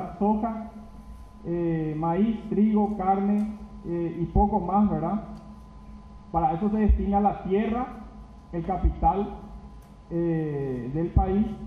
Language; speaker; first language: Spanish; native; Spanish